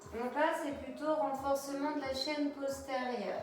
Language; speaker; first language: French; native; French